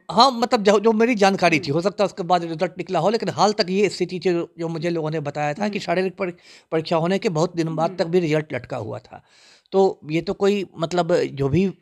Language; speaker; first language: Hindi; native; Hindi